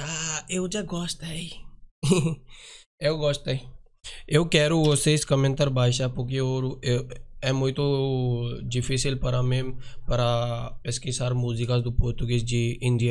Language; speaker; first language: Portuguese; non-native, learner; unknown